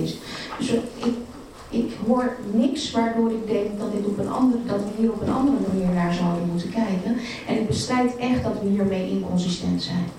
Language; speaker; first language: Dutch; native; Dutch